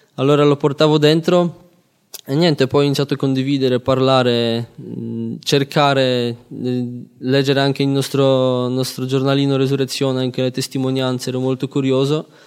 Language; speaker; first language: Italian; non-native, fluent; Polish